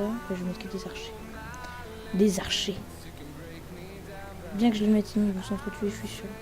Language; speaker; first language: French; native; French